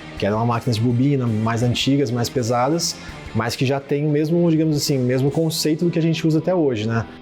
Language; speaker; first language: Portuguese; native; Portuguese